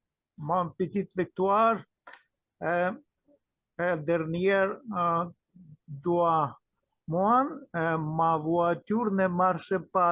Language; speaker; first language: French; non-native, learner; Russian